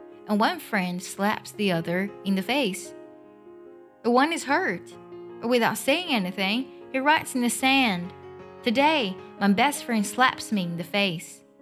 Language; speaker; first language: English; non-native, fluent; Chinese